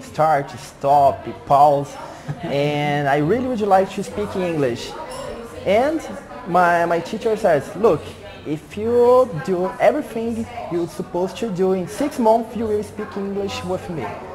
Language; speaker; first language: English; non-native, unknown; Portuguese